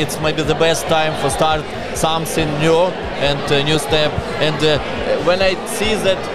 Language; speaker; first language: English; non-native, learner; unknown